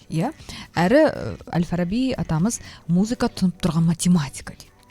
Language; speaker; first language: Kazakh; native; Kazakh